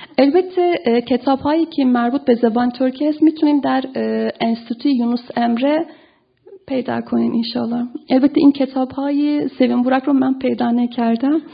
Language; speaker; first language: Persian; non-native, fluent; Turkish